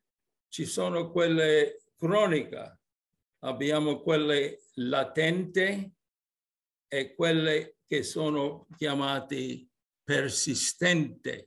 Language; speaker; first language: Italian; early bilingual, heritage; English